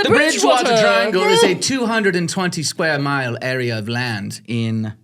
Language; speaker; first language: English; native; English